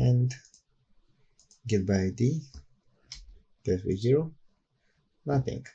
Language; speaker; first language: English; non-native, fluent; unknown